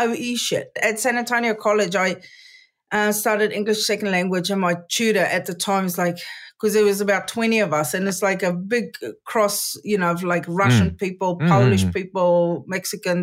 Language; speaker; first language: English; non-native, local second language; Afrikaans